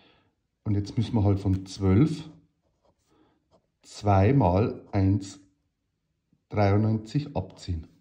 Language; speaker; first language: German; native; German